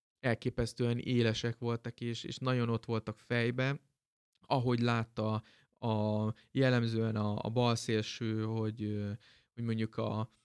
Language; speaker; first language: Hungarian; native; Hungarian